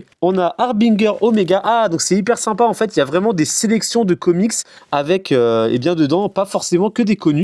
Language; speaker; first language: French; native; French